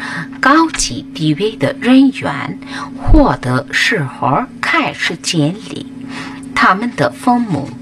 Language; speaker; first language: Chinese; non-native, fluent; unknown